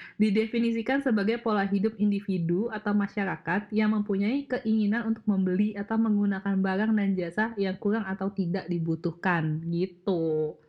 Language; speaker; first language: Indonesian; native; Indonesian